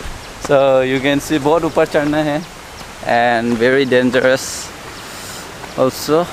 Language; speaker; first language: Hindi; non-native, local second language; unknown